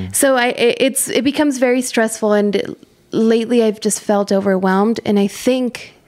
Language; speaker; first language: English; early bilingual, other home language; Spanish